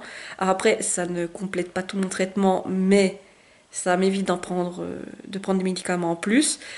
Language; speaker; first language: French; native; French